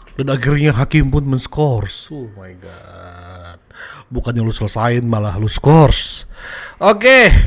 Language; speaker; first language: Indonesian; native; Indonesian